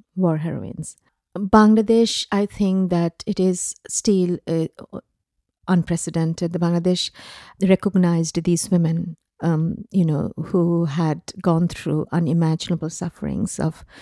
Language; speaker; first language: English; non-native, local second language; Bangla